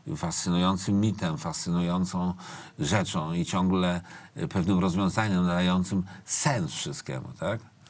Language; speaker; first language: Polish; native; Polish